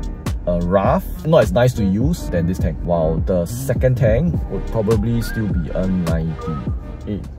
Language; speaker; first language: English; native; English